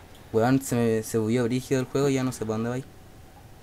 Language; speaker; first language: Spanish; native; Spanish